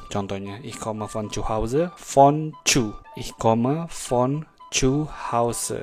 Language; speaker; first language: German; non-native, fluent; Indonesian